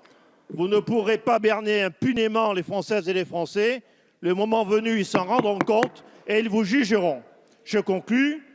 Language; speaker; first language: French; native; French